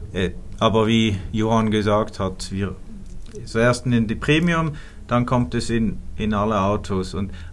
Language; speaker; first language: German; non-native, fluent; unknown